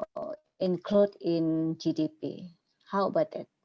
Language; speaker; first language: English; non-native, learner; Indonesian